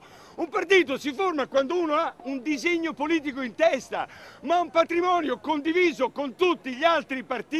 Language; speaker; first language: Italian; native; Italian